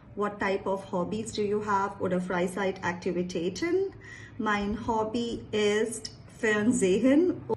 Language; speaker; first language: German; non-native, fluent; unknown